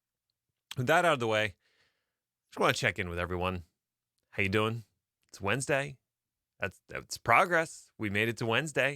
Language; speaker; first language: English; native; English